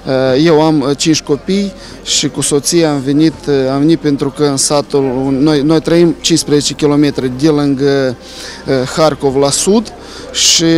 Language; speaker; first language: Romanian; early bilingual, heritage; Romanian